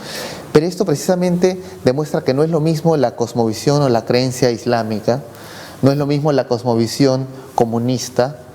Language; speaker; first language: Spanish; native; Spanish